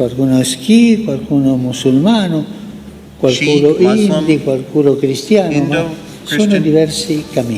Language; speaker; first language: Italian; non-native, fluent; Spanish